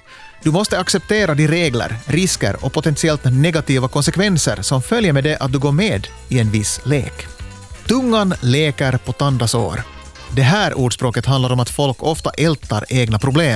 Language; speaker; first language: Swedish; native; Swedish